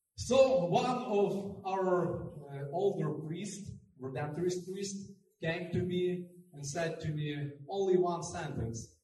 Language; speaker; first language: English; non-native, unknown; Ukrainian